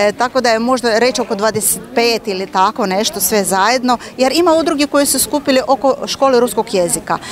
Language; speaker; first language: Croatian; non-native, fluent; Russian